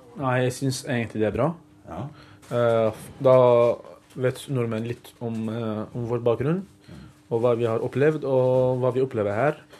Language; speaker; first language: Norwegian; early bilingual, other home language; Arabic